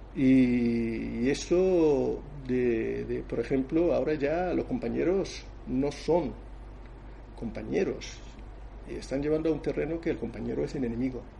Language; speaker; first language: Spanish; non-native, fluent; Persian